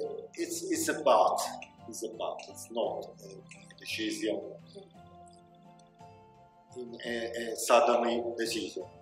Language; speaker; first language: English; non-native, learner; Italian